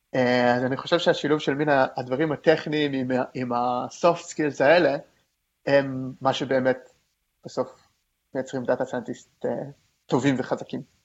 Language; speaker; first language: Hebrew; native; Hebrew